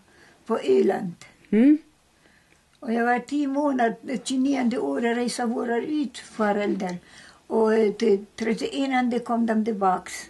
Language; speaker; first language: Swedish; early bilingual, heritage; Swedish